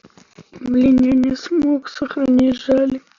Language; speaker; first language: Russian; native; Russian